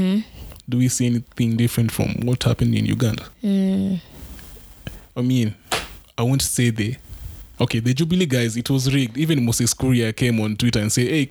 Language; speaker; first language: English; non-native, local second language; Luo (Kenya and Tanzania)